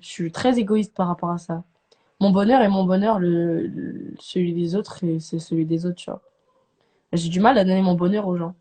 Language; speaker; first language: French; native; French